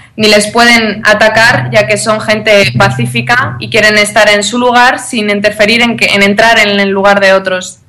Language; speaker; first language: Spanish; native; Spanish